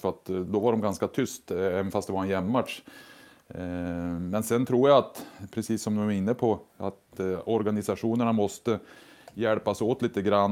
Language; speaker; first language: Swedish; native; Swedish